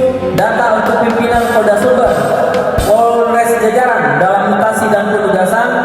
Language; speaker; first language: Indonesian; native; Indonesian